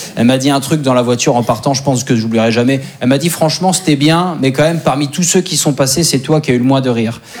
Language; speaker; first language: French; native; French